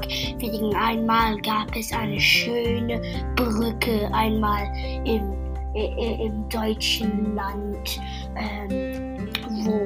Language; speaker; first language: German; non-native, learner; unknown